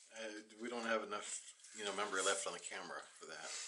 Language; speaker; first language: English; native; English